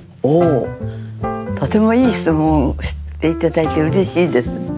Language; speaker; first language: Japanese; native; Japanese